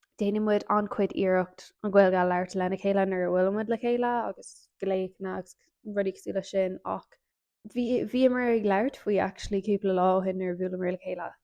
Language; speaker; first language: Irish; non-native, local second language; English